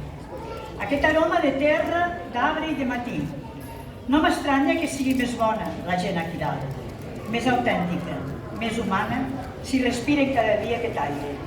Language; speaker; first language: Catalan; native; Catalan